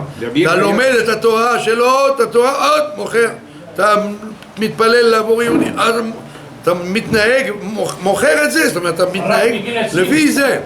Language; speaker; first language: Hebrew; non-native, fluent; French